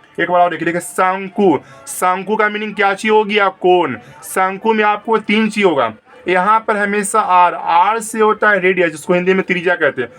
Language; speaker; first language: Hindi; native; Hindi